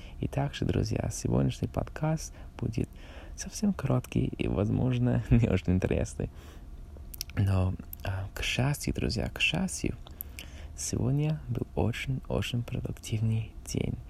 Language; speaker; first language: Russian; non-native, learner; English